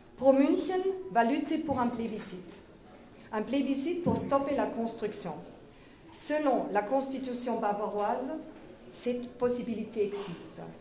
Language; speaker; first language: French; non-native, fluent; German